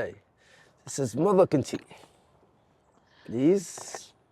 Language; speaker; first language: English; non-native, learner; Arabic